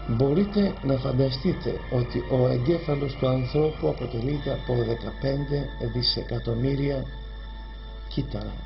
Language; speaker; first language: Greek; native; Greek